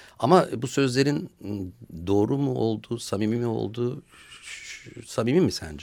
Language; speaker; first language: Turkish; native; Turkish